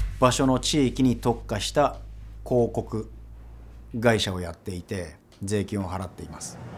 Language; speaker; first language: Japanese; native; Japanese